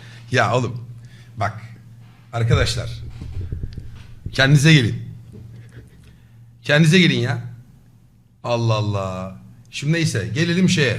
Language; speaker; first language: Turkish; native; Turkish